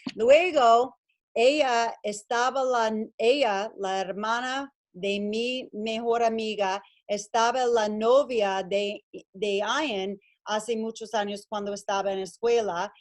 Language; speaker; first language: Spanish; non-native, learner; English